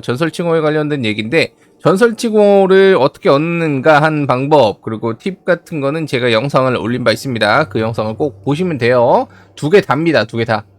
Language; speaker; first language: Korean; native; Korean